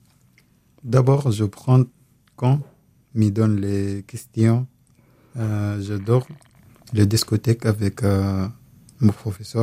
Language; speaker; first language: French; non-native, learner; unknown